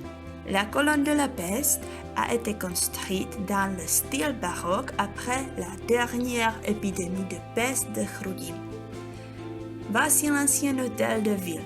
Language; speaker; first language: French; non-native, fluent; Czech